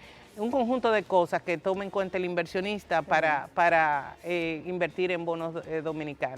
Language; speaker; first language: Spanish; native; Spanish